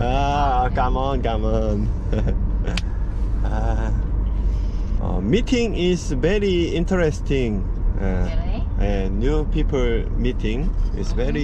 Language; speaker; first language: English; non-native, learner; Korean